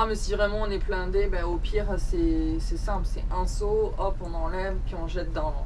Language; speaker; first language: French; native; French